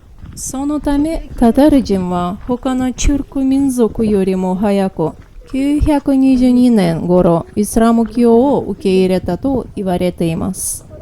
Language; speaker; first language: Japanese; non-native, fluent; Tatar